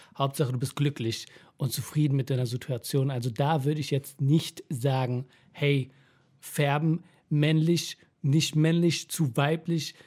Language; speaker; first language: German; early bilingual, other home language; Persian